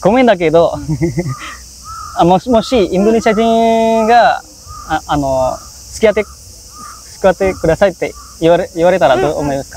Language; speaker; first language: Japanese; non-native, fluent; Indonesian